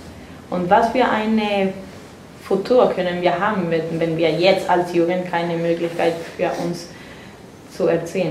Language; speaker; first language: German; non-native, fluent; Spanish